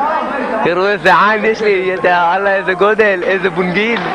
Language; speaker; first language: Hebrew; native; Hebrew